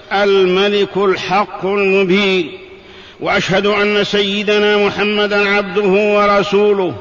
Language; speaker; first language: Arabic; native; Arabic